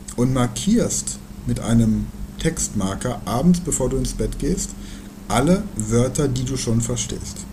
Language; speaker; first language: German; native; German